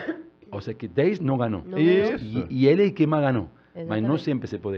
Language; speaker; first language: Portuguese; non-native, learner; Spanish